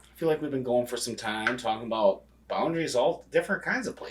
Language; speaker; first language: English; native; English